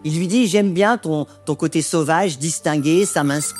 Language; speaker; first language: French; native; French